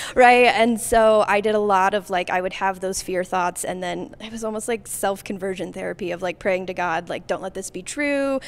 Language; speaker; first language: English; native; English